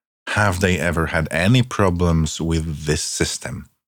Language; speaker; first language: English; non-native, fluent; Polish